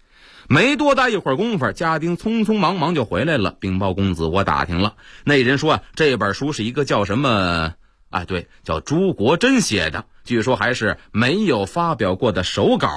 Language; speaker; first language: Chinese; native; Chinese